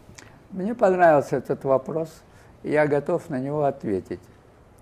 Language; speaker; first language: Russian; native; Russian